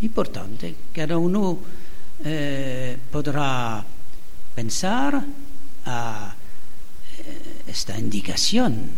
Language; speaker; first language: Spanish; non-native, fluent; French